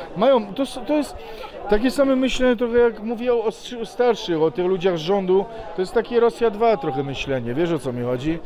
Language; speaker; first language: Polish; non-native, fluent; Serbian